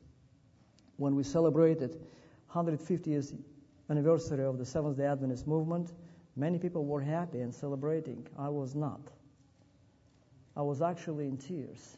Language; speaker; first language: English; non-native, fluent; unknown